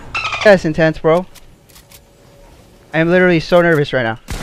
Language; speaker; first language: English; native; English